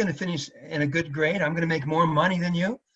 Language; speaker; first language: English; native; English